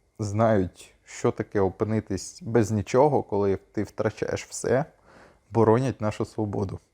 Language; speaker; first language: Ukrainian; non-native, local second language; Russian